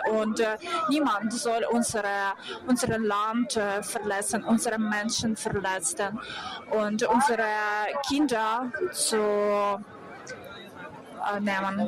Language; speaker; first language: German; non-native, fluent; Ukrainian